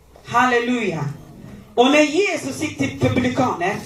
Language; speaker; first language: Swedish; non-native, learner; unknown